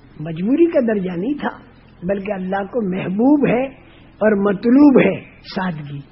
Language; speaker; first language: Urdu; non-native, local second language; Gujarati